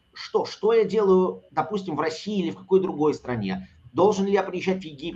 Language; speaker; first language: Russian; native; Russian